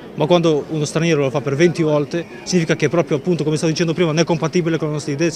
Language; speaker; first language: Italian; non-native, fluent; Bulgarian